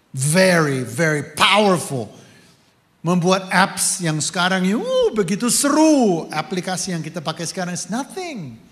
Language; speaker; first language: Indonesian; non-native, fluent; English